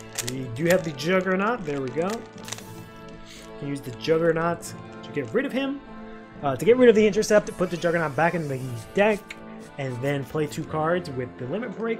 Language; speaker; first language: English; native; English